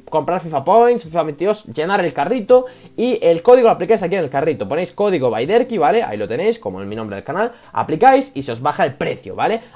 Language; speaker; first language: Spanish; native; Spanish